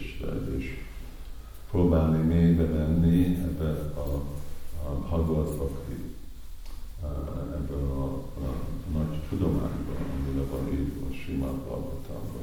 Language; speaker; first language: Hungarian; native; Hungarian